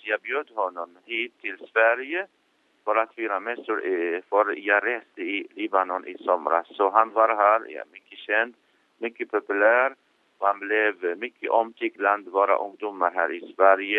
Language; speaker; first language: Swedish; non-native, fluent; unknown